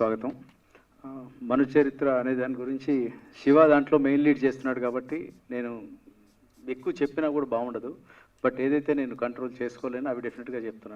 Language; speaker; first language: Telugu; native; Telugu